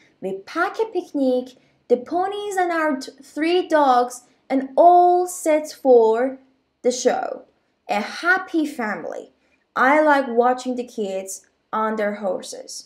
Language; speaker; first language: English; non-native, fluent; Persian